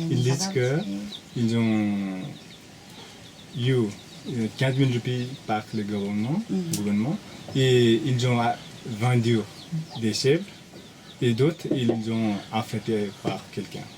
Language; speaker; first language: French; non-native, fluent; Nepali